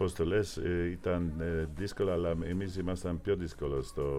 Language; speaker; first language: Greek; non-native, fluent; Polish